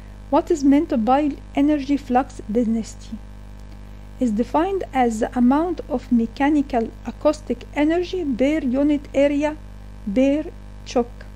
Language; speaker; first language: English; non-native, fluent; Arabic